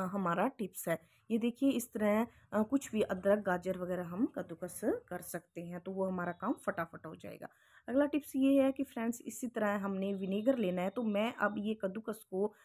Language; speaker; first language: Hindi; native; Hindi